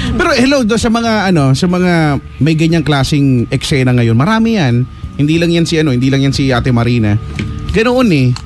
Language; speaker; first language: Filipino; native; Filipino